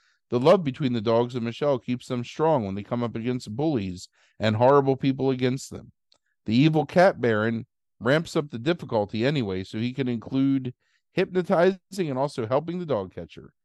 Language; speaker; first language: English; native; English